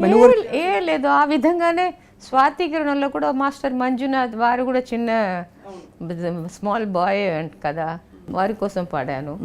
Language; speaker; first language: Telugu; non-native, local second language; Tamil